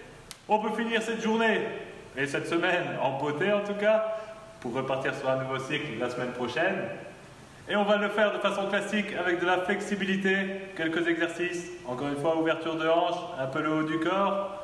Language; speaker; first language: French; native; French